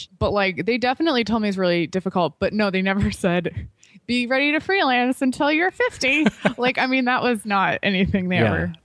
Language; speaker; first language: English; native; English